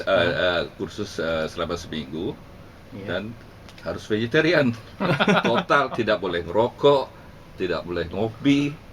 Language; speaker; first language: Indonesian; non-native, local second language; Javanese